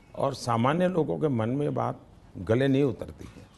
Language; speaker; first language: Hindi; non-native, local second language; Gujarati